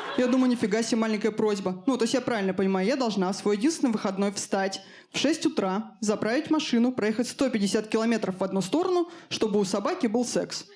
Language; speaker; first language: Russian; native; Russian